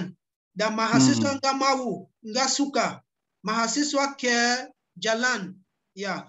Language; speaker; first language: Indonesian; non-native, learner; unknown